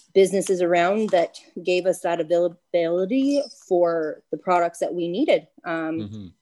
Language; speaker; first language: English; native; English